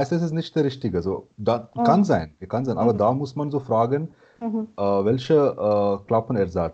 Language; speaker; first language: German; non-native, fluent; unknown